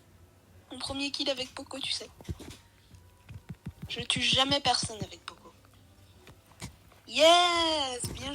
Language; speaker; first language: French; native; French